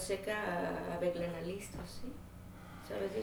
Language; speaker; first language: French; non-native, fluent; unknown